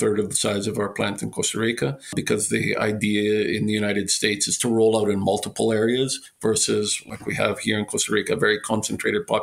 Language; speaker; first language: English; native; English